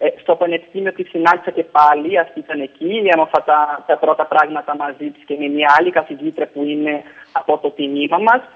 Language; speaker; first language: Greek; non-native, fluent; Portuguese